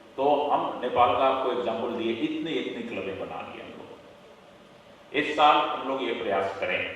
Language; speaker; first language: Hindi; native; Hindi